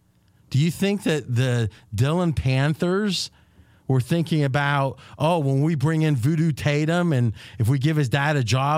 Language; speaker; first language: English; native; English